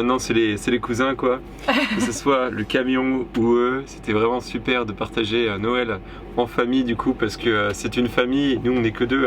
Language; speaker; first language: French; native; French